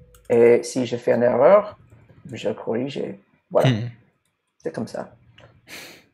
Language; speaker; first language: French; non-native, fluent; English